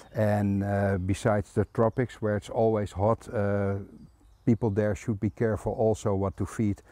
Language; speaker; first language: English; non-native, fluent; Dutch